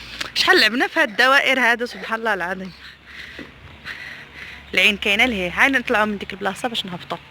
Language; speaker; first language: Arabic; native; Arabic